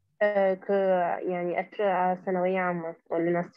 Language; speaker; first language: French; non-native, learner; Arabic